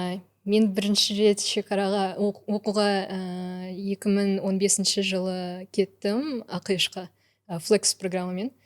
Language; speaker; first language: Kazakh; non-native, local second language; Russian